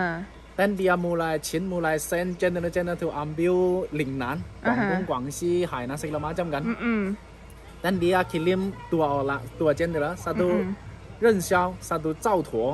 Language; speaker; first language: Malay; non-native, fluent; Chinese